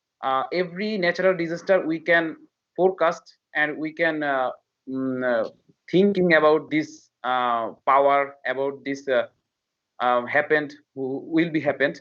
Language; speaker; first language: English; non-native, learner; Bangla